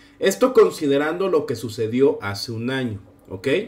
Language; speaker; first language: Spanish; native; Spanish